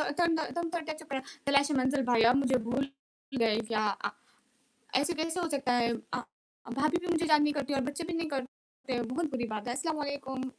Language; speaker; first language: Urdu; non-native, local second language; Punjabi